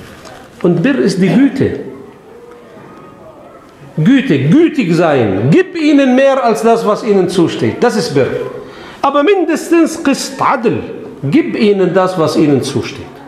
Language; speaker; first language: German; non-native, fluent; Arabic